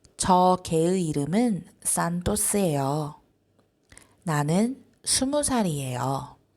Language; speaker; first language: Korean; non-native, fluent; Spanish